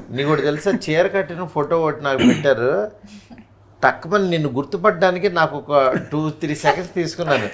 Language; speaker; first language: Telugu; native; Telugu